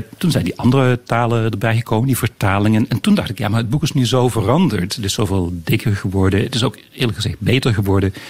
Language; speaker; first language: Dutch; native; Dutch